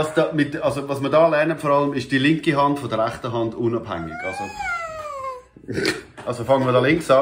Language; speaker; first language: German; native; German